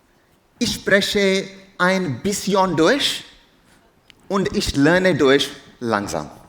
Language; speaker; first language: German; non-native, learner; English